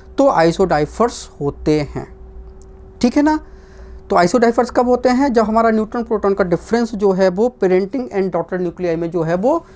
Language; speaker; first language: Hindi; non-native, local second language; Gujarati